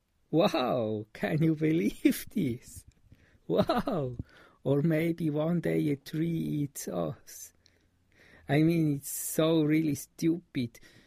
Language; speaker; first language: English; non-native, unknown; Swiss German